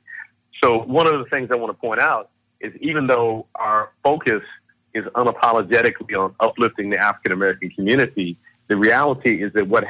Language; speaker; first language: English; native; English